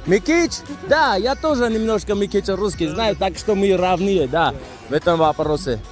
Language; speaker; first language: Russian; non-native, learner; Armenian